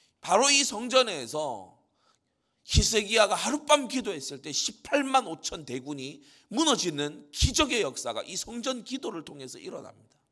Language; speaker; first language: Korean; native; Korean